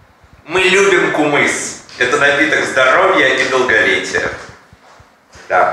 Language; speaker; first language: Russian; native; Russian